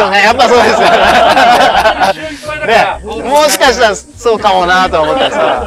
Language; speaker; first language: Japanese; native; Japanese